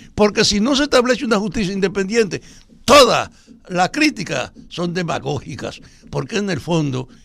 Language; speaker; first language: Spanish; native; Spanish